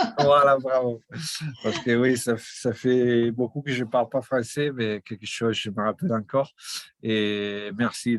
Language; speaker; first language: French; non-native, fluent; Portuguese